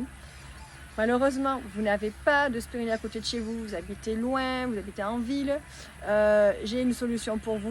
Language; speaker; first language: French; native; French